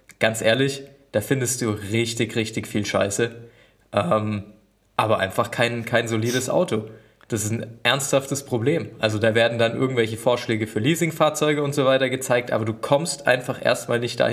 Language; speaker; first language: German; native; German